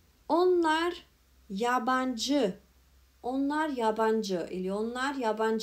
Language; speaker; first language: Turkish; non-native, fluent; Macedonian